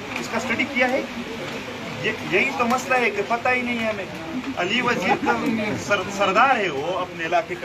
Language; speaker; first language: Urdu; non-native, local second language; Pashto